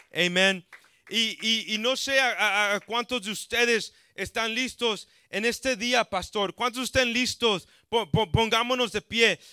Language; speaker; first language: Spanish; early bilingual, heritage; Spanish